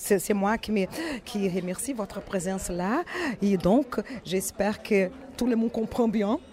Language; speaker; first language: French; non-native, learner; Portuguese